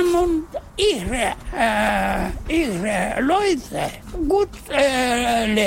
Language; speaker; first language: German; non-native, learner; Russian